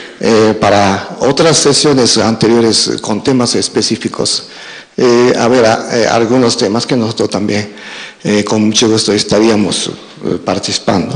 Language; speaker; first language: Spanish; non-native, fluent; Japanese